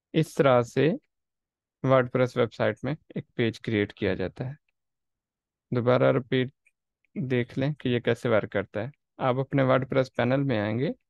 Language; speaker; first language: Urdu; non-native, local second language; Saraiki